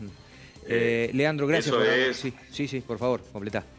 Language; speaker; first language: Spanish; native; Spanish